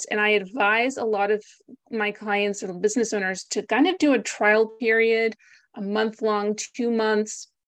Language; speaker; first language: English; native; English